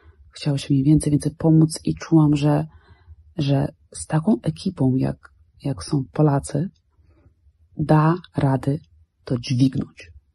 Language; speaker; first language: Polish; non-native, fluent; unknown